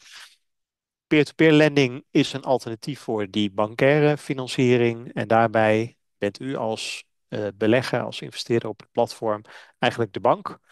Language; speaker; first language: Dutch; native; Dutch